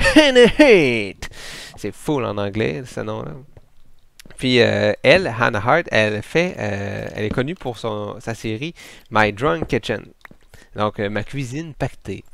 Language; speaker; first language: French; native; French